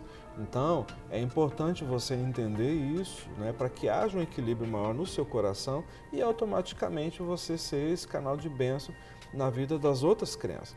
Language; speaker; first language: Portuguese; native; Portuguese